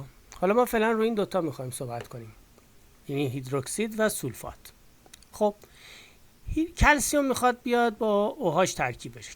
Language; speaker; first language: Persian; native; Persian